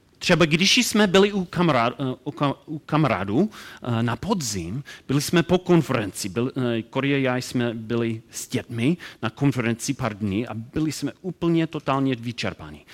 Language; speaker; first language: Czech; non-native, learner; English